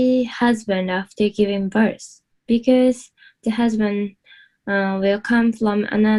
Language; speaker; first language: English; non-native, learner; Japanese